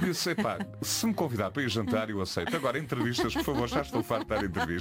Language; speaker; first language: Portuguese; native; Portuguese